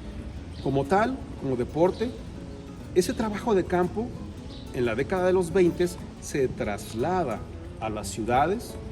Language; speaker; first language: Spanish; native; Spanish